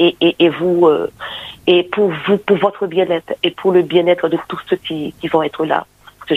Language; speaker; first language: French; non-native, local second language; Haitian Creole